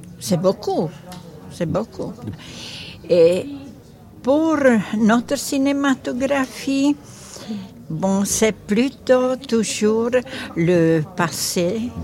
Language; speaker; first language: French; non-native, fluent; Czech